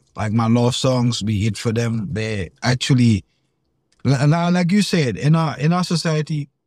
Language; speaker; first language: English; non-native, local second language; Wolof